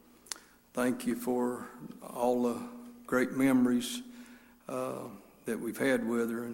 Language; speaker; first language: English; native; English